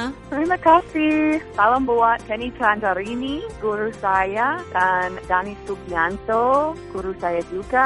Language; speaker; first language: Indonesian; non-native, fluent; English